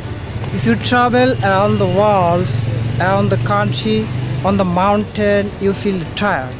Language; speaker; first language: English; non-native, learner; Bangla